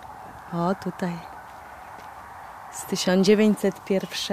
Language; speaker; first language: Polish; native; Polish